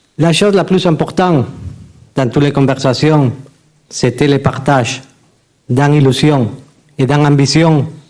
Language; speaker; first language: French; non-native, fluent; Spanish